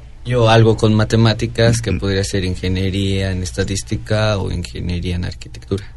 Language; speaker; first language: Spanish; non-native, fluent; English